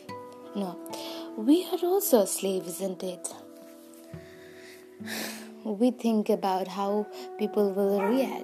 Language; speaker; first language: English; non-native, local second language; Nepali